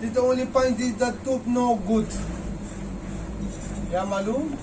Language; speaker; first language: English; non-native, learner; Hindi